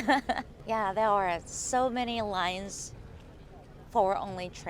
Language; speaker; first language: English; non-native, learner; Japanese